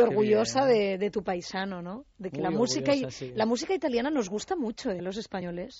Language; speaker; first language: Spanish; native; Spanish